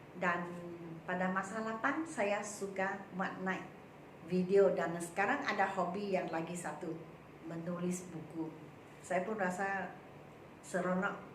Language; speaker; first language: Malay; non-native, local second language; Chinese